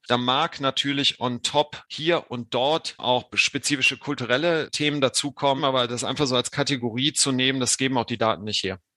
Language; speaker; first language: German; native; German